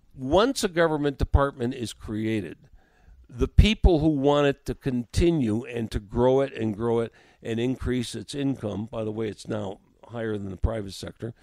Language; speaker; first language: English; native; English